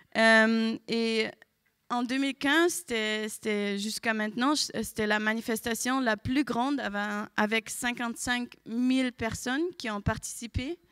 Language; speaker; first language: French; non-native, fluent; German